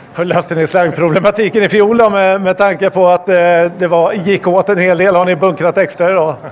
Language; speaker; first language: Swedish; native; Swedish